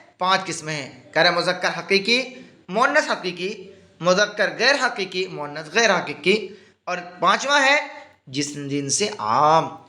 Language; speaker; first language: Urdu; native; Urdu